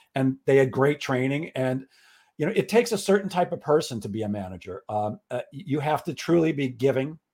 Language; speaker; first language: English; native; English